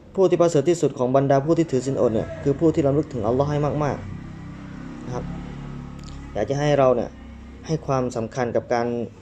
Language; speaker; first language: Thai; non-native, local second language; Malay